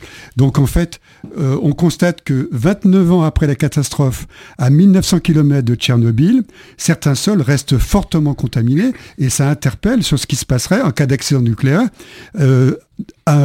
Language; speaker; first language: French; native; French